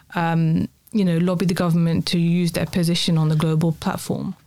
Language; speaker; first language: English; native; English